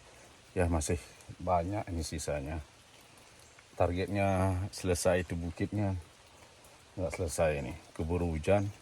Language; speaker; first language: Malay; non-native, local second language; Balinese